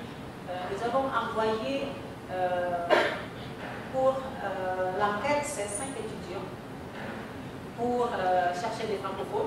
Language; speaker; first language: French; non-native, fluent; Indonesian